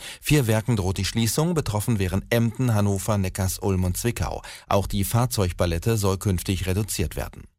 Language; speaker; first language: German; native; German